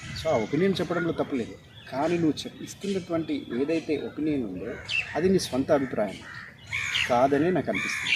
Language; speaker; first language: Telugu; non-native, local second language; Marathi